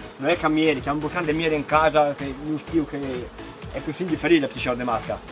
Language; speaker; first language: Romanian; non-native, fluent; Italian